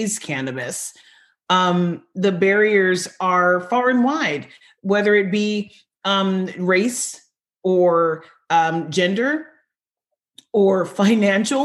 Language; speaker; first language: English; native; English